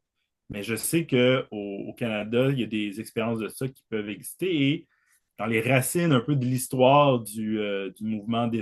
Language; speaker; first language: French; native; French